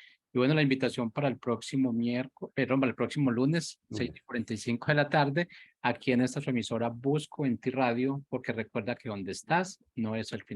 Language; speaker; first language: Spanish; native; Spanish